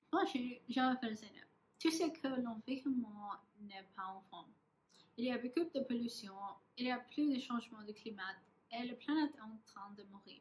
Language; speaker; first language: French; non-native, learner; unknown